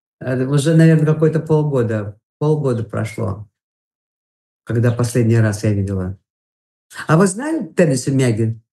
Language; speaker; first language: Russian; non-native, local second language; Latvian